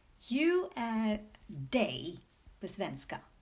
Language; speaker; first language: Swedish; non-native, learner; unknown